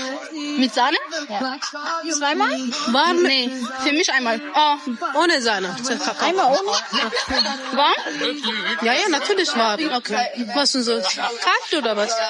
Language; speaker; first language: German; non-native, learner; Amharic